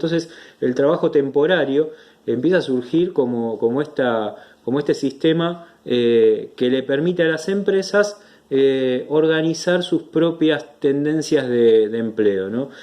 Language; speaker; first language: Spanish; native; Spanish